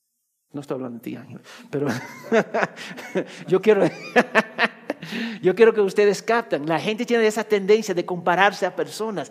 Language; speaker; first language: Spanish; early bilingual, heritage; Spanish